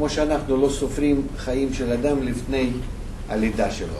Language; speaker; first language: Hebrew; non-native, fluent; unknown